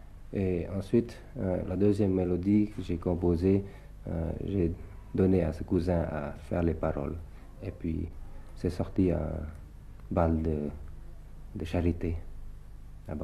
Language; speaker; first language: French; early bilingual, other home language; Thai